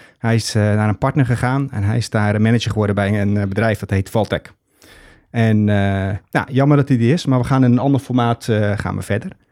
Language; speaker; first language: Dutch; native; Dutch